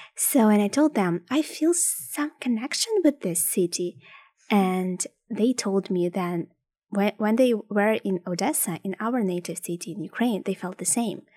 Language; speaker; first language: English; non-native, fluent; Ukrainian